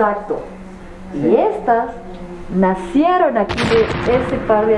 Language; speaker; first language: Spanish; native; Spanish